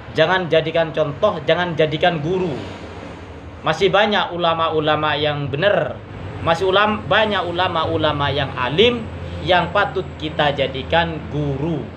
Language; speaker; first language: Indonesian; non-native, local second language; Madurese